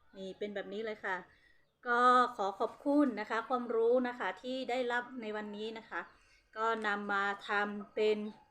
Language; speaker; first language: Thai; non-native, local second language; Hmong